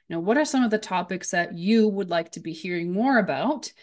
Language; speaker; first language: English; native; English